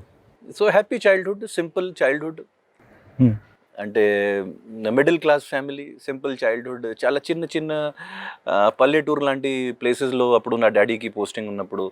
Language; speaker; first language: Telugu; non-native, local second language; Hindi